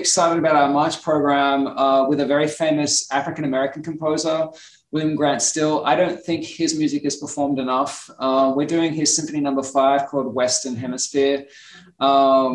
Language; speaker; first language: English; native; English